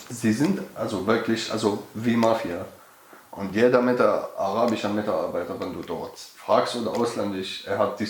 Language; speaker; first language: German; non-native, learner; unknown